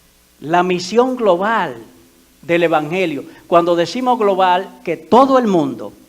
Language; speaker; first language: Spanish; native; Spanish